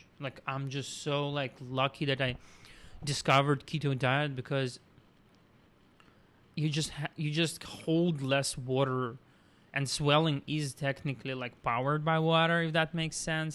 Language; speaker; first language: English; non-native, fluent; Russian